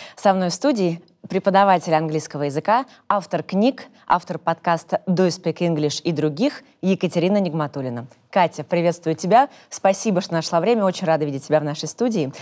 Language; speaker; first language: Russian; native; Russian